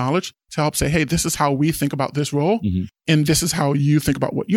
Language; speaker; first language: English; native; English